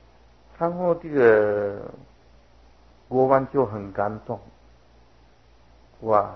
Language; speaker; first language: Chinese; non-native, fluent; Sinhala